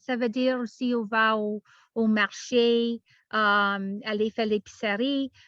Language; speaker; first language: French; non-native, learner; English